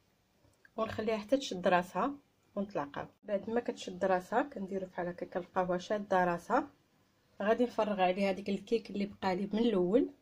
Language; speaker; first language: Arabic; native; Arabic